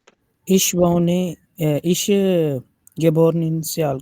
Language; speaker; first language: German; non-native, learner; Urdu